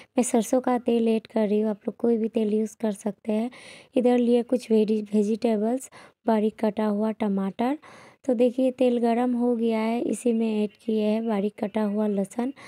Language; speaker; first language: Hindi; non-native, local second language; Bangla